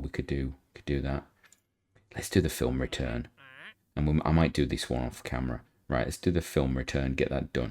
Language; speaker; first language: English; native; English